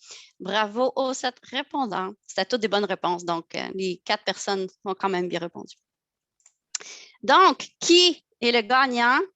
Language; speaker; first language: French; native; French